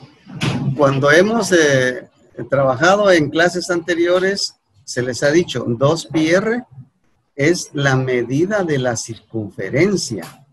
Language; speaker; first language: Spanish; native; Spanish